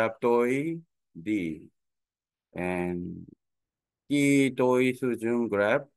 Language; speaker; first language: Vietnamese; non-native, learner; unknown